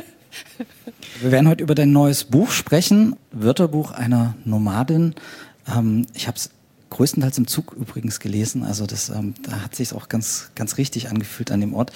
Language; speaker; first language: German; native; German